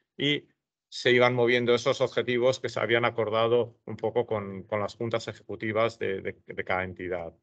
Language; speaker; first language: Spanish; native; Spanish